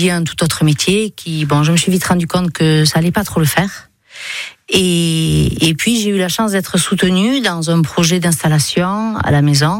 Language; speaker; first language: French; native; French